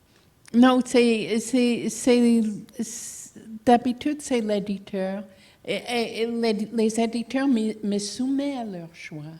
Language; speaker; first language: French; non-native, fluent; English